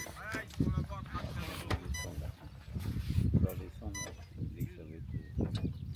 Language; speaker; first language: French; native; French